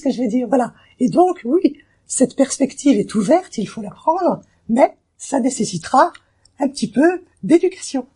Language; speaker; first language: French; native; French